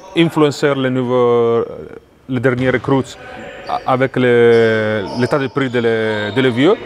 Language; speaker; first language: French; non-native, fluent; Italian